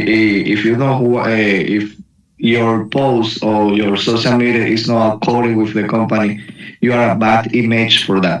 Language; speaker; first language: English; non-native, learner; Spanish